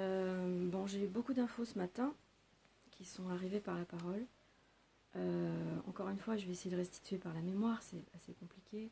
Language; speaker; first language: French; native; French